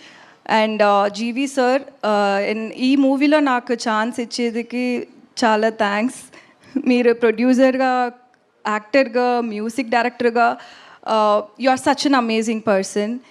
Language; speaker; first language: Telugu; non-native, learner; Tamil